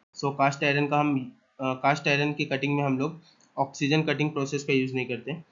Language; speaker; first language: Hindi; non-native, local second language; Assamese